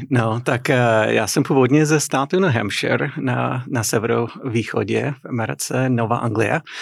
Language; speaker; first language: Czech; non-native, fluent; English